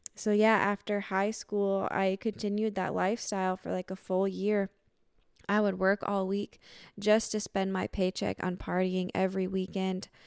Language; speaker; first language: English; native; English